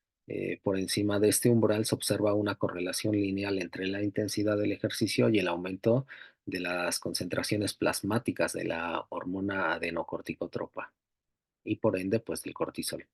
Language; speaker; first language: Spanish; native; Spanish